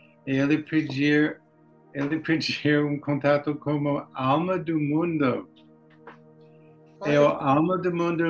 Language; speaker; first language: Portuguese; non-native, learner; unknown